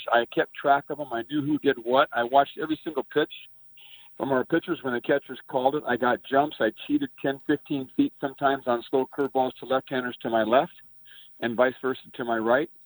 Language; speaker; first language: English; native; English